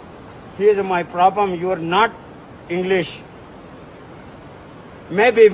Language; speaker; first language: English; non-native, learner; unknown